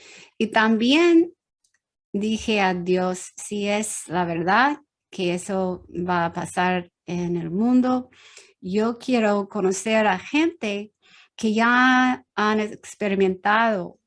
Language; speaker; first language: Spanish; non-native, learner; English